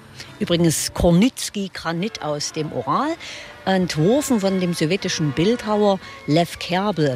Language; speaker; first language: German; native; German